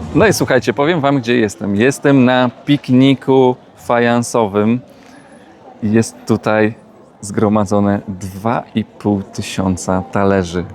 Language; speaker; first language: Polish; native; Polish